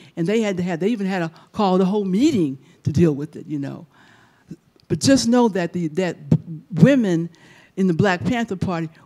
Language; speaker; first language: English; native; English